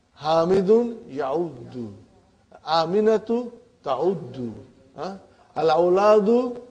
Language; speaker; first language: Arabic; non-native, fluent; Urdu